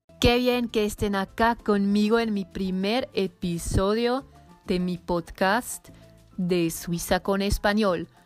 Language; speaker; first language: Spanish; non-native, fluent; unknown